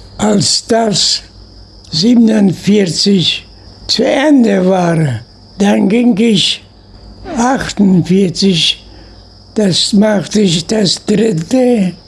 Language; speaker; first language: German; non-native, local second language; Low German